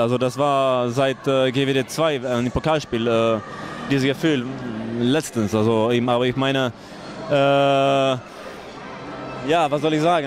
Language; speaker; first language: German; non-native, fluent; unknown